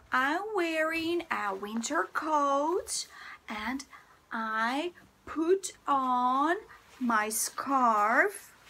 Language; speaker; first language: English; non-native, fluent; Russian